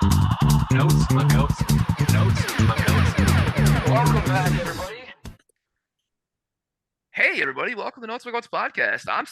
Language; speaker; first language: English; native; English